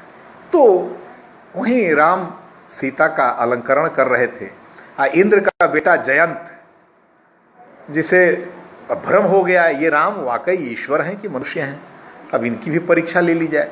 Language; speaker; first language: Hindi; native; Hindi